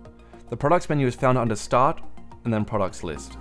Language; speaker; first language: English; native; English